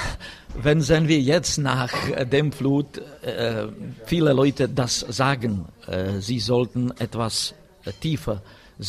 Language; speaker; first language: German; non-native, fluent; Czech